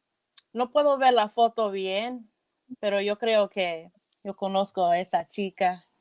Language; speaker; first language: Spanish; non-native, fluent; English